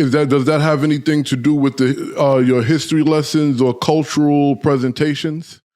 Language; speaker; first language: English; native; English